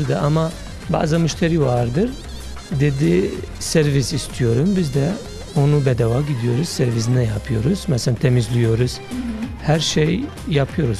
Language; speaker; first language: Turkish; non-native, learner; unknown